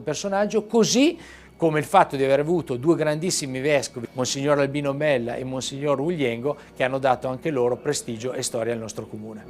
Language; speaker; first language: Italian; native; Italian